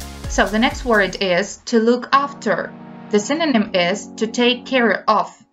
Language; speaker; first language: English; non-native, fluent; Ukrainian